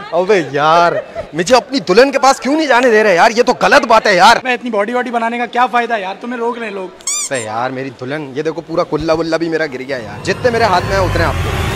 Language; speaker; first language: Hindi; native; Hindi